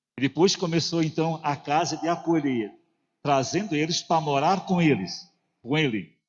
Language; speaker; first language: Portuguese; native; Portuguese